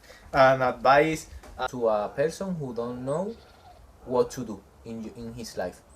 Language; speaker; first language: English; non-native, learner; Spanish